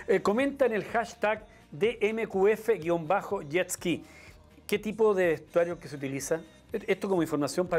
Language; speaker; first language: Spanish; native; Spanish